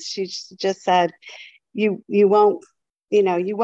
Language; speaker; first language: English; native; English